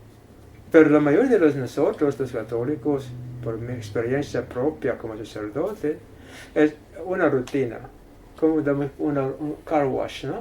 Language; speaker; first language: Spanish; non-native, fluent; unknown